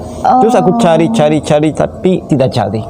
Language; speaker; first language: Indonesian; non-native, fluent; Spanish